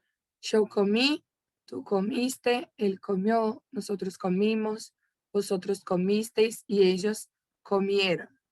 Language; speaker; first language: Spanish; non-native, fluent; Portuguese